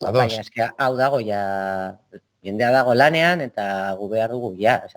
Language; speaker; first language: Basque; non-native, local second language; Spanish